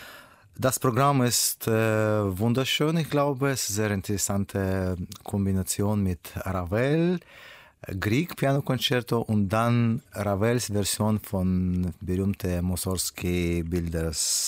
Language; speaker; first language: German; non-native, learner; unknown